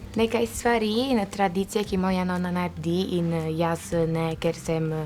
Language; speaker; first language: Slovenian; non-native, local second language; Italian